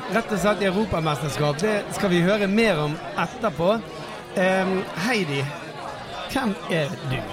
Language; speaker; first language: Norwegian; native; Norwegian